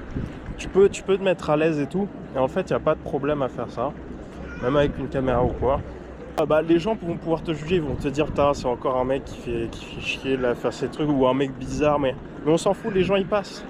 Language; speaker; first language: French; native; French